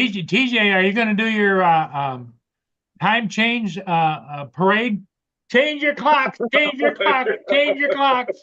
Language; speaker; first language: English; native; English